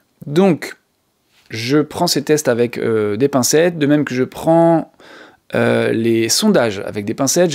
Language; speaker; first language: French; native; French